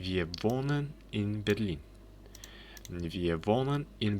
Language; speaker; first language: German; non-native, learner; Uzbek